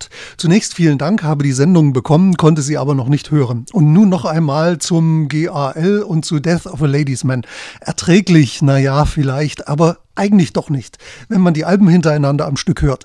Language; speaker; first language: German; native; German